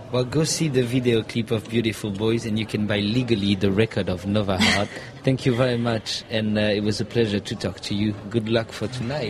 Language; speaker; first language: English; non-native, fluent; French